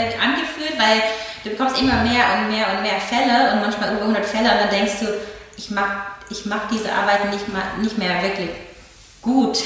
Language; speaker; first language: German; non-native, fluent; English